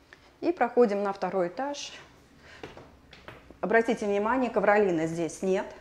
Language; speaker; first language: Russian; native; Russian